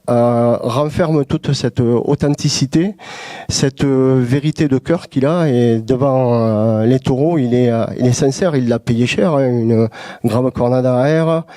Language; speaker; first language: French; native; French